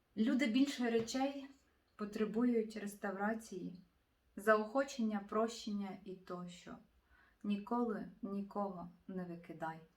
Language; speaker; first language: Ukrainian; native; Ukrainian